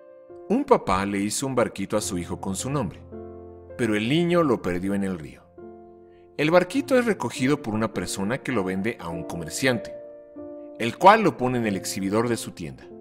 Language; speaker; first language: Spanish; native; Spanish